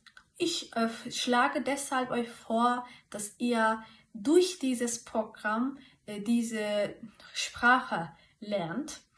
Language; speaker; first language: German; non-native, fluent; Turkish